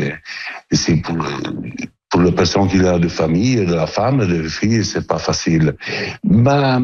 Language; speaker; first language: French; non-native, learner; Italian